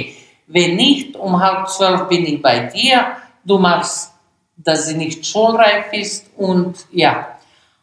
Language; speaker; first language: German; non-native, fluent; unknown